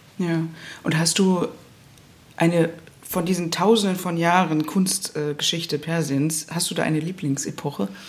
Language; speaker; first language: German; native; German